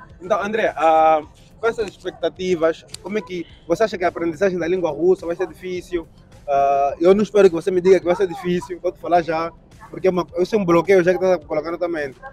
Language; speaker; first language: Portuguese; native; Portuguese